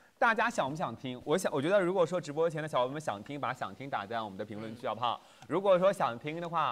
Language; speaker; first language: Chinese; native; Chinese